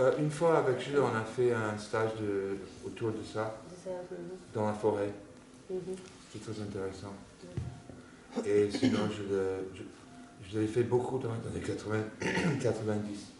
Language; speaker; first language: French; non-native, fluent; English